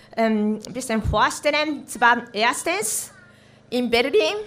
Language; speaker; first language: German; non-native, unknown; Japanese